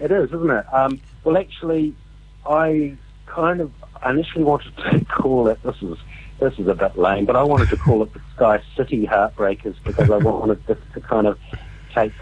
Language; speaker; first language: English; native; English